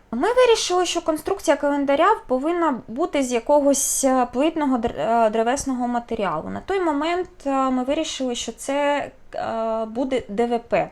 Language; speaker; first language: Ukrainian; non-native, local second language; Russian